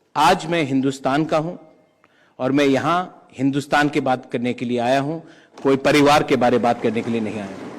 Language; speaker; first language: Hindi; non-native, local second language; Kok Borok